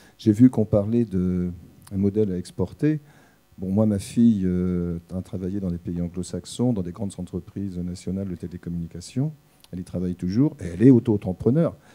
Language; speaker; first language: French; native; French